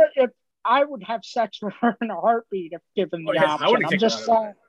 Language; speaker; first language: English; native; English